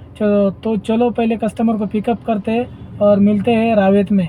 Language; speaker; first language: Hindi; non-native, local second language; Marathi